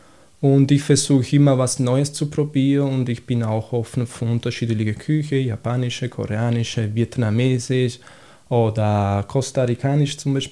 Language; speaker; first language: German; non-native, fluent; Italian